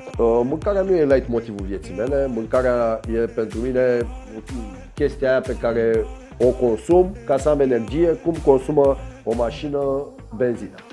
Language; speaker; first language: Romanian; early bilingual, heritage; Romanian